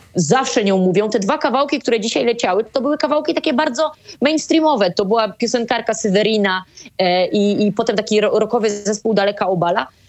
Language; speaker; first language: Polish; native; Polish